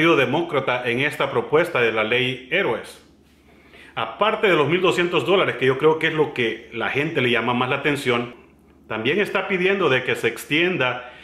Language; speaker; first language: Spanish; native; Spanish